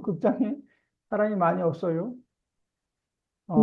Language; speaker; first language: Korean; native; Korean